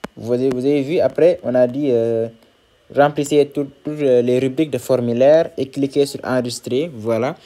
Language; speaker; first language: French; non-native, local second language; Wolof